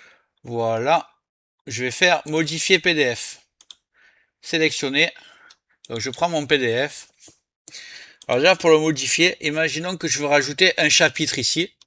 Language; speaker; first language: French; native; French